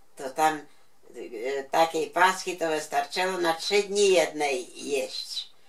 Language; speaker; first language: Polish; non-native, local second language; Ukrainian